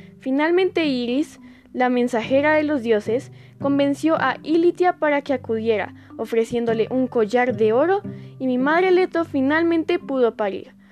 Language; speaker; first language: Spanish; native; Spanish